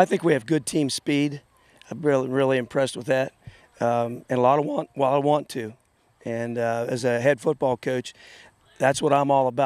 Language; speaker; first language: English; native; English